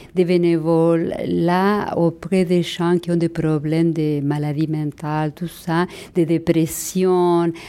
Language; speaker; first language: French; non-native, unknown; Spanish